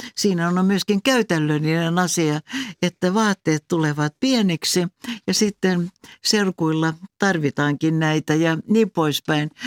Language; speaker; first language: Finnish; non-native, local second language; Swedish